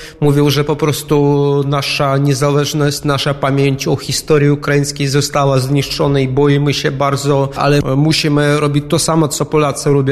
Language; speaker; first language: Polish; non-native, fluent; Ukrainian